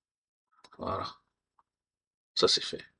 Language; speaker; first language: French; native; French